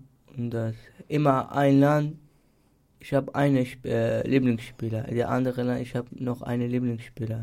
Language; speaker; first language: German; non-native, learner; Turkish